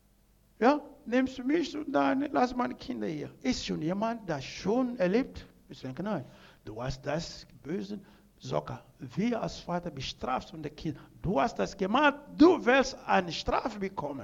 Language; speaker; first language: German; non-native, learner; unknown